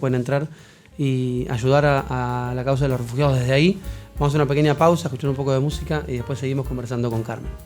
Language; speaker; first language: Spanish; native; Spanish